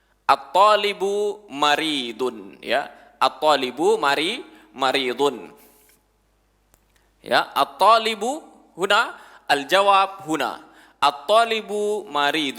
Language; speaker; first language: Arabic; non-native, fluent; Indonesian